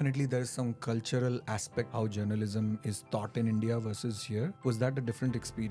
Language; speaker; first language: English; non-native, local second language; Hindi